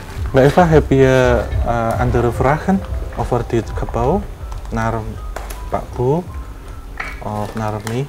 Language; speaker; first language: Dutch; non-native, learner; Indonesian